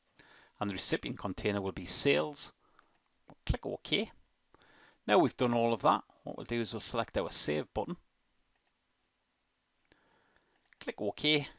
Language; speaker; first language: English; native; English